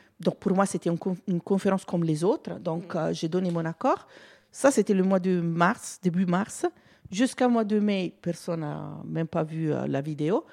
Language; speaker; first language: French; non-native, fluent; Italian